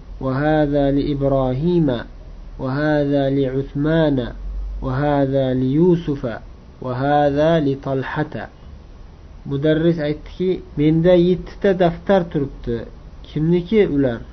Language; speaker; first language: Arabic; non-native, fluent; Uzbek